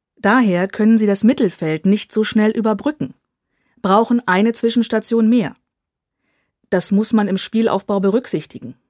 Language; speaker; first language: German; native; German